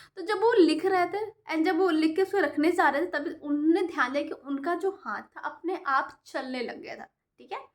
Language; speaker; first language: Hindi; native; Hindi